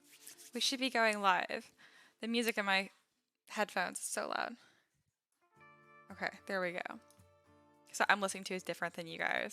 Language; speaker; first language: English; native; English